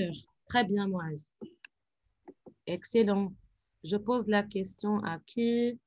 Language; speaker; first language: French; non-native, fluent; Arabic